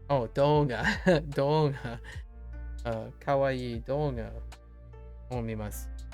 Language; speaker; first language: Japanese; non-native, learner; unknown